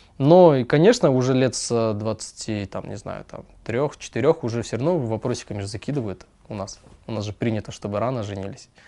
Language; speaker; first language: Russian; non-native, local second language; Kyrgyz